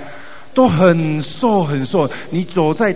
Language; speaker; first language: Chinese; native; Chinese